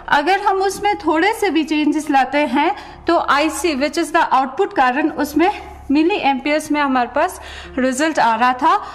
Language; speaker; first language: Hindi; non-native, local second language; Ladakhi